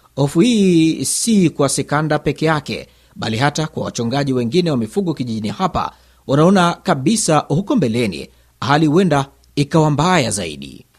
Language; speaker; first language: Swahili; native; Swahili